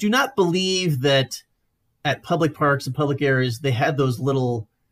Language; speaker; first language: English; native; English